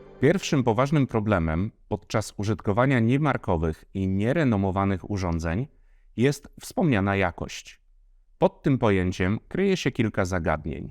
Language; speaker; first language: Polish; native; Polish